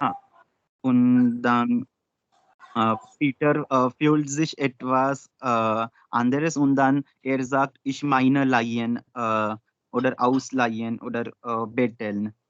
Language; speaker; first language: German; non-native, learner; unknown